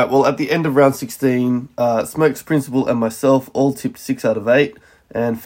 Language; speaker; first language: English; native; English